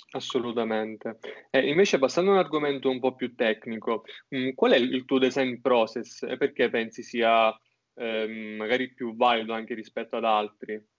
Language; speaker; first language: Italian; native; Italian